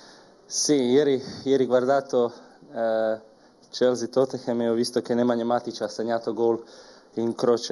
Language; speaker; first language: Italian; non-native, learner; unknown